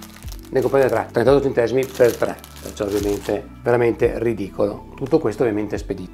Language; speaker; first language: Italian; native; Italian